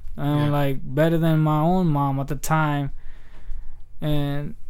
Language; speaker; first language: English; early bilingual, other home language; Spanish